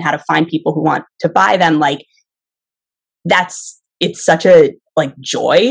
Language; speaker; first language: English; native; English